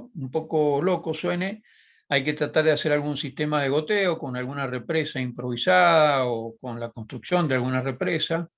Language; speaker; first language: Spanish; native; Spanish